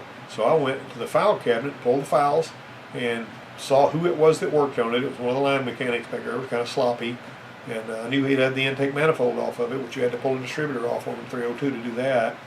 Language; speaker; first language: English; native; English